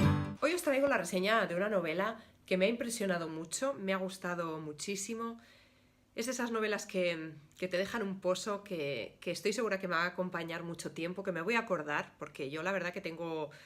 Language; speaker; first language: Spanish; native; Spanish